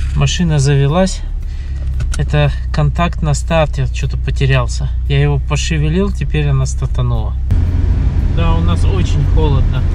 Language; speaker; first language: Russian; early bilingual, heritage; Russian